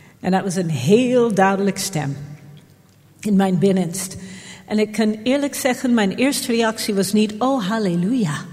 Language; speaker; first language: Dutch; non-native, fluent; English